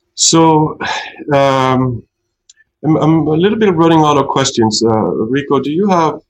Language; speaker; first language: English; non-native, fluent; Norwegian